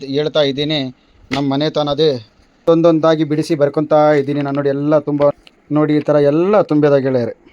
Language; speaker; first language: Kannada; non-native, local second language; Urdu